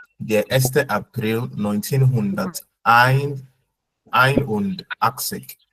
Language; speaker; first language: German; non-native, fluent; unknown